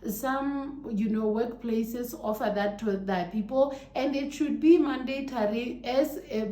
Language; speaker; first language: English; non-native, local second language; Tswana